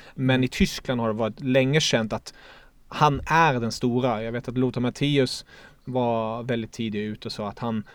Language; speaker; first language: Swedish; non-native, fluent; German